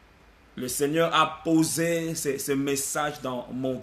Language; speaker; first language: French; non-native, local second language; Lingala